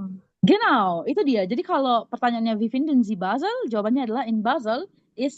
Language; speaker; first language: Indonesian; native; Indonesian